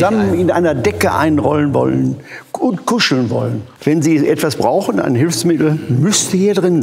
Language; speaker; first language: German; native; German